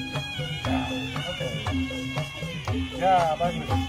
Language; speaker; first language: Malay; non-native, learner; Dutch